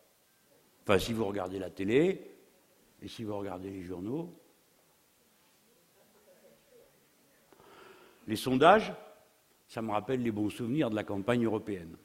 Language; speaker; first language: French; native; French